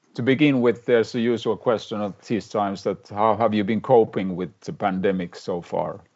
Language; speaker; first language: English; non-native, fluent; Finnish